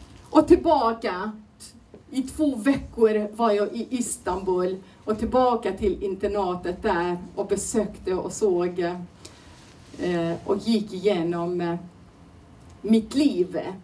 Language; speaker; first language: Swedish; non-native, fluent; Turoyo